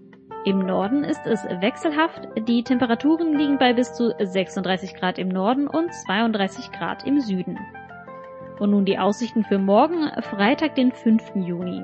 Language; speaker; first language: German; native; German